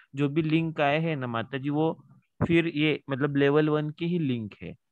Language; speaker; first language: Hindi; non-native, local second language; Marathi